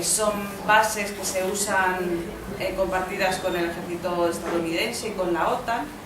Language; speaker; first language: Spanish; native; Spanish